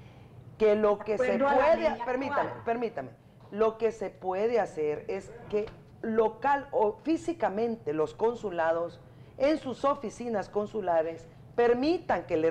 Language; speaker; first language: Spanish; native; Spanish